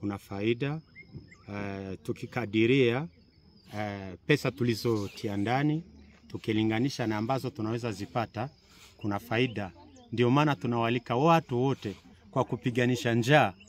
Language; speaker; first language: Swahili; native; Swahili